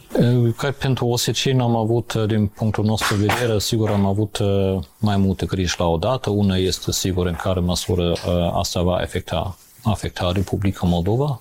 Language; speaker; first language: Romanian; non-native, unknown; German